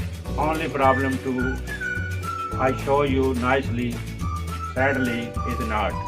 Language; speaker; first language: English; non-native, learner; Punjabi